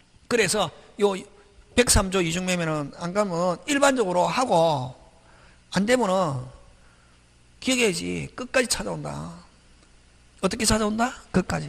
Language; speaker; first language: Korean; native; Korean